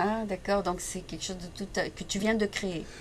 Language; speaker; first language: French; native; French